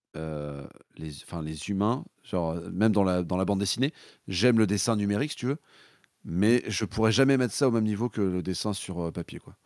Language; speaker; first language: French; native; French